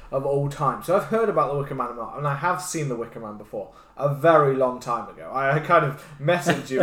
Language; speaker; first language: English; native; English